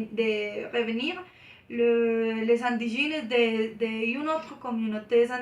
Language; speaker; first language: French; non-native, learner; Spanish